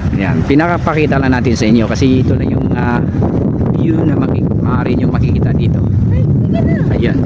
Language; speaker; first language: Filipino; non-native, local second language; Cebuano